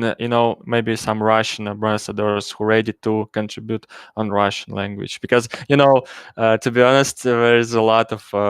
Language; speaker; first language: English; non-native, learner; Russian